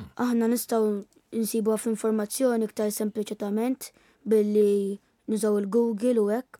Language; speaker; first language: Maltese; early bilingual, other home language; Italian